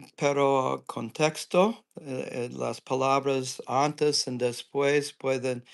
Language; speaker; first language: Spanish; non-native, learner; English